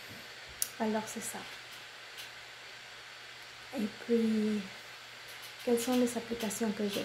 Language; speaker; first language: French; non-native, fluent; Spanish